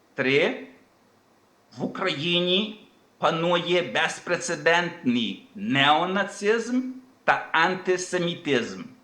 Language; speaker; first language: Ukrainian; early bilingual, heritage; Ukrainian